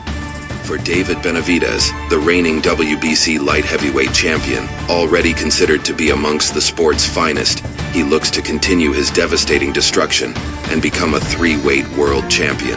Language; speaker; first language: English; native; English